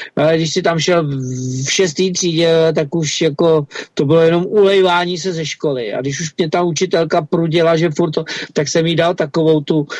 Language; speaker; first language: Czech; native; Czech